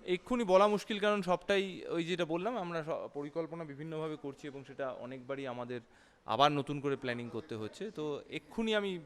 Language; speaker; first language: Bangla; native; Bangla